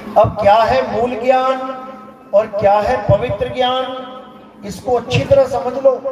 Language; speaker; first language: Hindi; native; Hindi